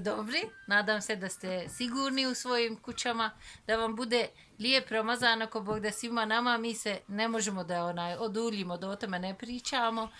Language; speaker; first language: Bosnian; native; Bosnian